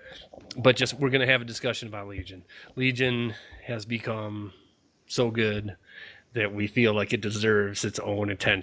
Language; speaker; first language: English; native; English